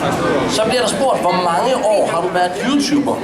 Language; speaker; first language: Danish; native; Danish